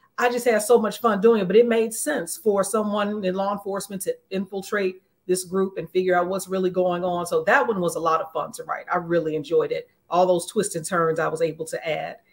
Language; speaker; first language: English; native; English